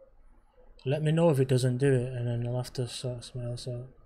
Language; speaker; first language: English; native; English